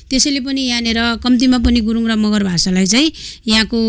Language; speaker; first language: Nepali; non-native, local second language; Gurung